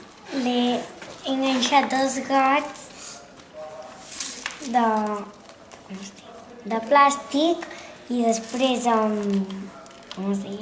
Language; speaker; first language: Catalan; non-native, local second language; Spanish